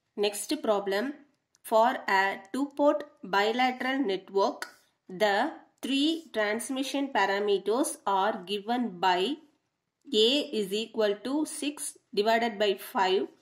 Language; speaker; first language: English; non-native, local second language; Tamil